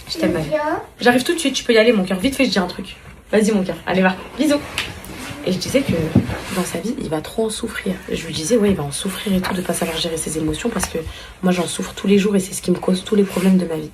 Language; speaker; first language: French; native; French